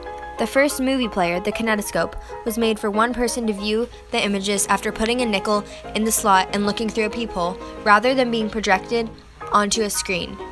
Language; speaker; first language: English; native; English